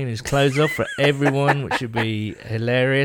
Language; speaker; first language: English; native; English